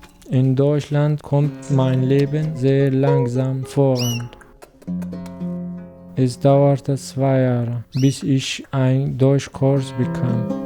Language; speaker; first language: German; non-native, learner; Arabic